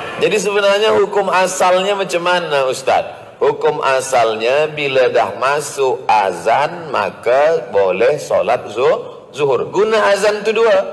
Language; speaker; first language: Malay; native; Malay